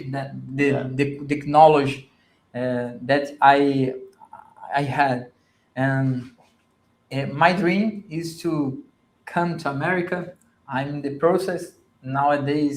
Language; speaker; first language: English; non-native, learner; Portuguese